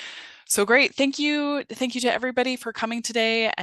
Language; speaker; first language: English; native; English